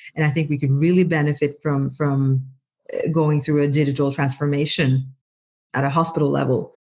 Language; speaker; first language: English; non-native, fluent; Norwegian